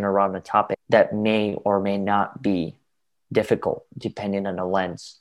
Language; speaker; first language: English; early bilingual, other home language; Russian